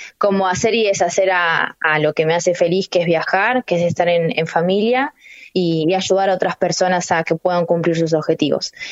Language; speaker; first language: Spanish; native; Spanish